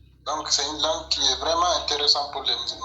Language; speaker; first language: French; non-native, local second language; Bambara